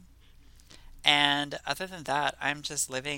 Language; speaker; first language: English; native; English